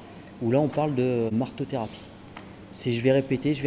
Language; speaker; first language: French; native; French